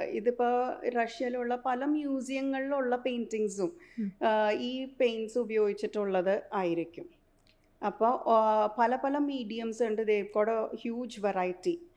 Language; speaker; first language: Malayalam; early bilingual, heritage; Malayalam